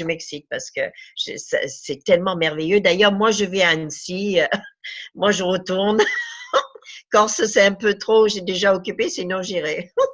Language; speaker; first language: French; native; French